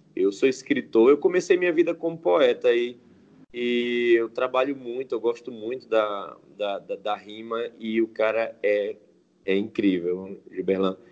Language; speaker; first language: Portuguese; native; Portuguese